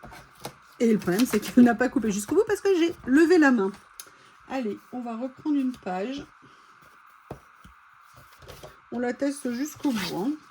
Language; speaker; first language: French; native; French